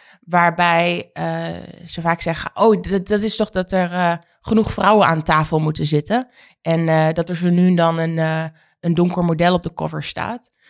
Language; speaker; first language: Dutch; native; Dutch